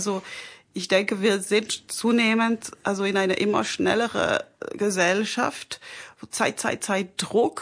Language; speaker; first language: German; non-native, fluent; French